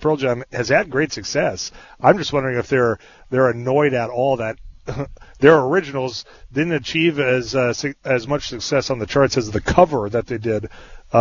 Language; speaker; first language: English; native; English